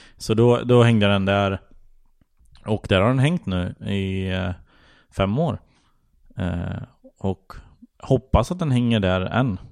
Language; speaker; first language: Swedish; native; Swedish